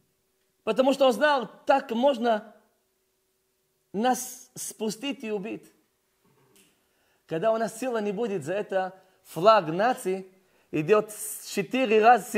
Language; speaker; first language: Russian; early bilingual, heritage; Russian